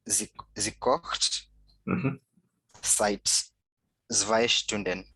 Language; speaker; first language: German; non-native, learner; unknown